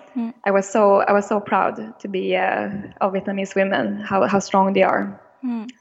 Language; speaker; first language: English; non-native, fluent; Swedish